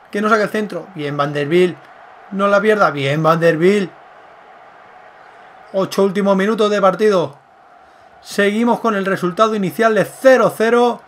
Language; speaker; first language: Spanish; native; Spanish